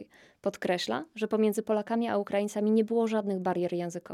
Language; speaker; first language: Polish; native; Polish